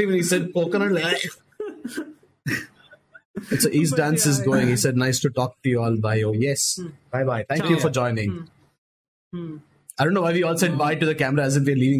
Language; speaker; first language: English; non-native, local second language; Tamil